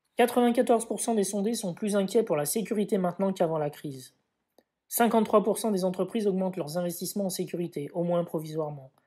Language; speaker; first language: French; native; French